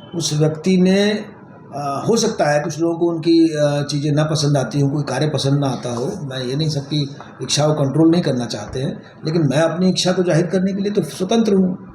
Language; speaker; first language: Hindi; native; Hindi